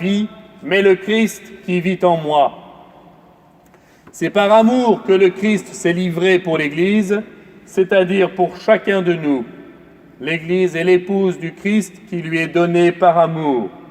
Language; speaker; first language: French; native; French